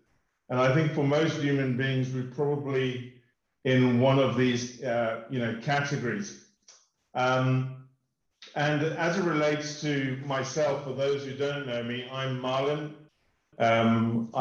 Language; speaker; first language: English; native; English